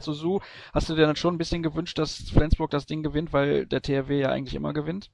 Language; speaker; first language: German; native; German